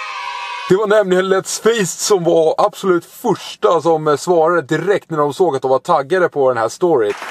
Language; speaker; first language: Swedish; native; Swedish